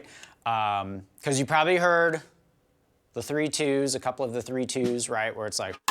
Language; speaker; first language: English; native; English